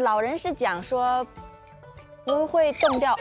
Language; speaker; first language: Chinese; native; Chinese